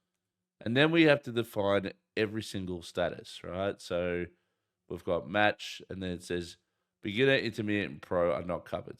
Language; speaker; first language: English; native; English